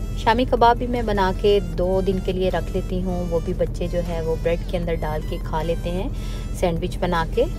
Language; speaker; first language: Urdu; native; Urdu